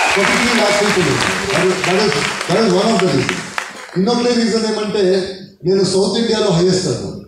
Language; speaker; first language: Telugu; non-native, fluent; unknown